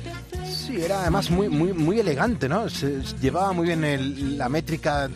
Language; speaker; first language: Spanish; native; Spanish